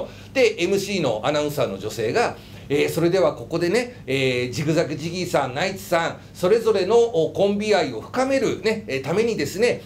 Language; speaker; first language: Japanese; native; Japanese